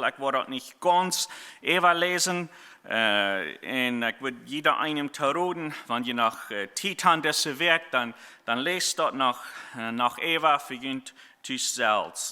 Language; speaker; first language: German; non-native, learner; Plautdietsch